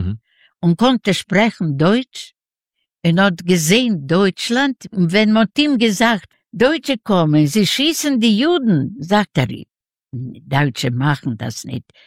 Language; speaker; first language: German; non-native, learner; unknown